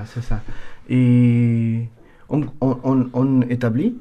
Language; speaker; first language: French; non-native, learner; Spanish